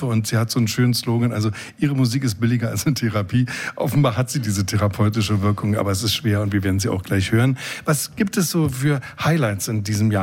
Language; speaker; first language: German; native; German